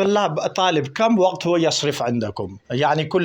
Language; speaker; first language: Arabic; non-native, fluent; Pashto